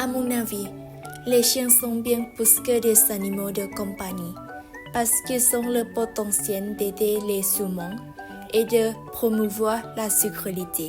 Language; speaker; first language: French; non-native, learner; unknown